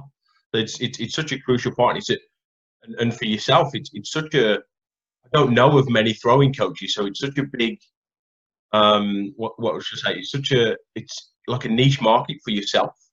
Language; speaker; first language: English; native; English